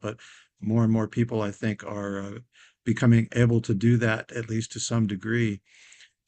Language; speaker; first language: English; native; English